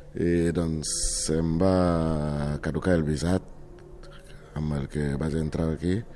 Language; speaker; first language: Catalan; non-native, fluent; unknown